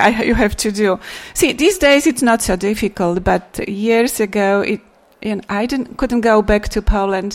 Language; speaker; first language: English; non-native, fluent; Polish